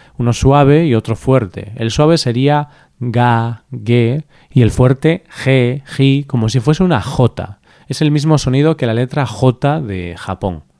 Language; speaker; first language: Spanish; native; Spanish